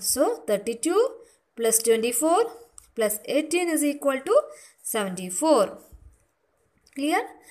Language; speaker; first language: English; non-native, local second language; Malayalam